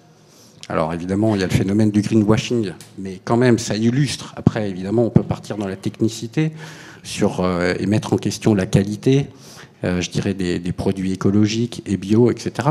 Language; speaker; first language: French; native; French